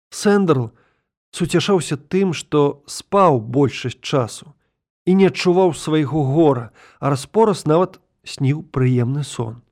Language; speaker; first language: Belarusian; native; Belarusian